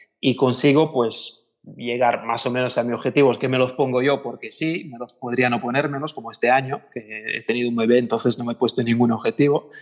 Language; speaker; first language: Spanish; non-native, fluent; Italian